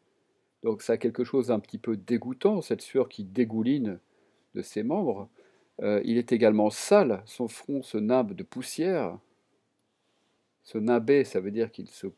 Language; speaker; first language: French; native; French